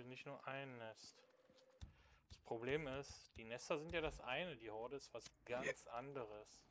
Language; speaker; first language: German; native; German